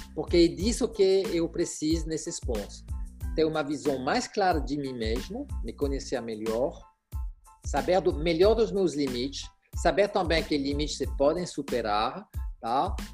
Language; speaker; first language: Portuguese; non-native, fluent; French